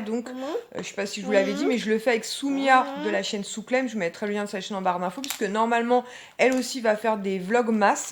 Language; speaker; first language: French; native; French